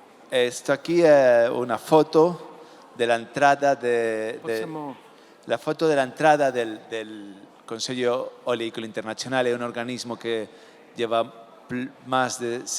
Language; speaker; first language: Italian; non-native, learner; Spanish